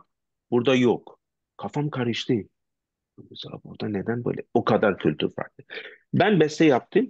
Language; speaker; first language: Turkish; non-native, learner; Persian